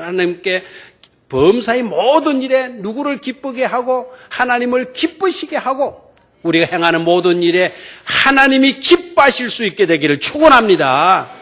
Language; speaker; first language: Korean; native; Korean